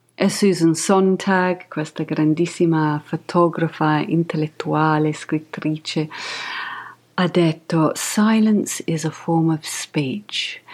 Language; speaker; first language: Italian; non-native, fluent; English